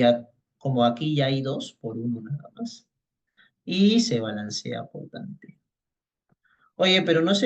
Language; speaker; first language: Spanish; native; Spanish